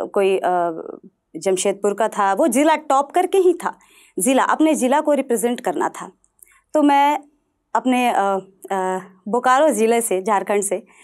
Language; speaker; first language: Hindi; non-native, local second language; Bhojpuri